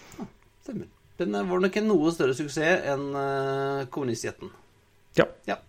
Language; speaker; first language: Norwegian; native; Norwegian